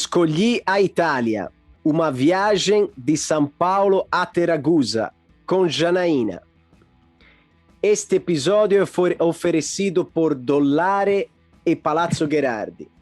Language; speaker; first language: Portuguese; non-native, fluent; Italian